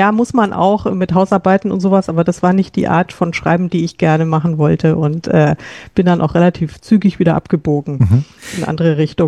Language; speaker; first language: German; native; German